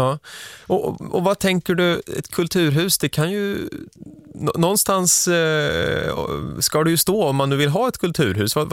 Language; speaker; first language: Swedish; native; Swedish